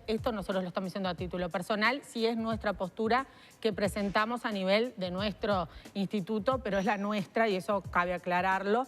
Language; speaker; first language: Spanish; native; Spanish